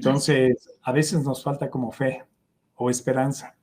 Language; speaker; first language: Spanish; native; Spanish